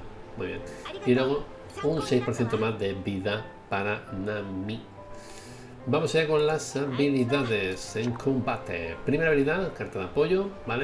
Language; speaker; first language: Spanish; native; Spanish